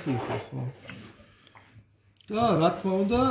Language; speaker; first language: Georgian; non-native, learner; German